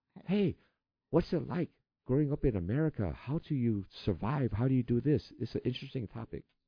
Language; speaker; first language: English; early bilingual, other home language; Chinese